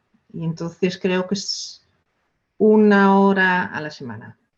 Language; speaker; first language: Spanish; non-native, fluent; Dutch